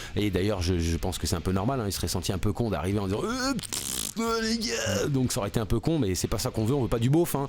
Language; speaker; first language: French; native; French